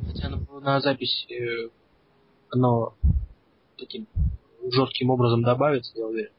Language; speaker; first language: Russian; early bilingual, heritage; Russian